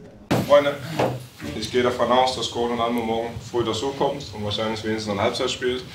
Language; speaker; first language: German; non-native, fluent; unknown